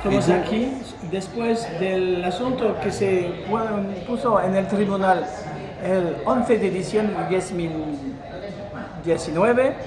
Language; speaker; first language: Spanish; non-native, fluent; French